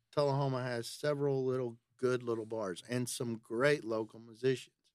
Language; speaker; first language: English; native; English